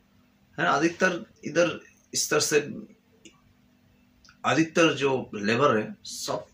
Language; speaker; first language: Hindi; non-native, fluent; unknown